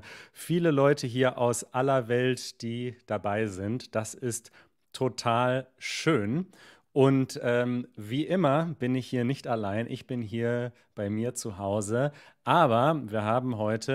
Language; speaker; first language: German; native; German